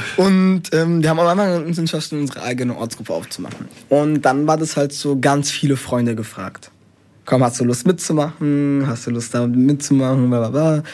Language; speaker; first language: German; early bilingual, other home language; Spanish